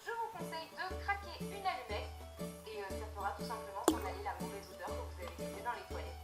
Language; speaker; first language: French; native; French